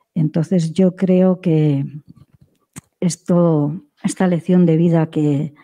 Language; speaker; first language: Spanish; native; Spanish